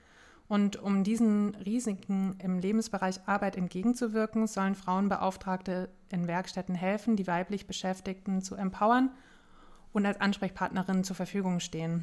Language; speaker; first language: German; native; German